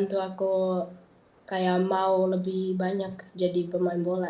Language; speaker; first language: Indonesian; early bilingual, heritage; Dutch